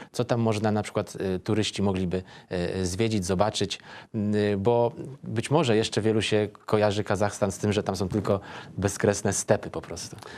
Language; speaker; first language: Polish; native; Polish